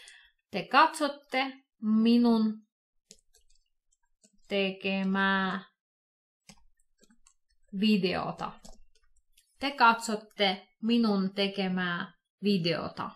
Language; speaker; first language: Finnish; non-native, fluent; Russian